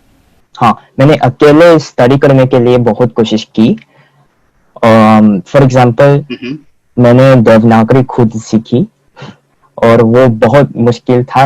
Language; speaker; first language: Hindi; non-native, fluent; Korean